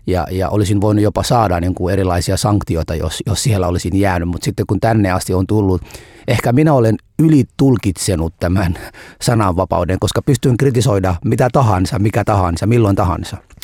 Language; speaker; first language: Finnish; non-native, fluent; Somali